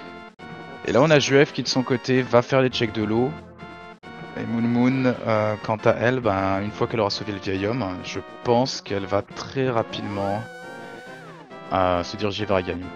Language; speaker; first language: French; native; French